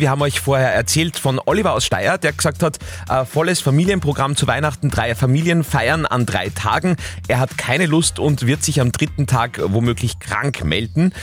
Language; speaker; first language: German; native; German